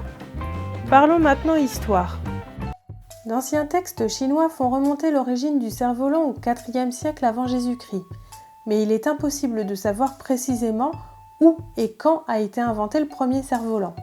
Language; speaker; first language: French; native; French